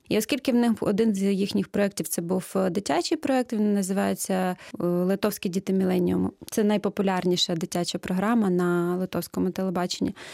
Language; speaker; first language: Ukrainian; native; Ukrainian